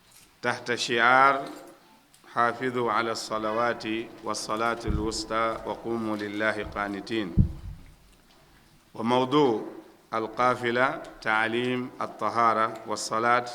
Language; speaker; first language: Arabic; non-native, fluent; Wolof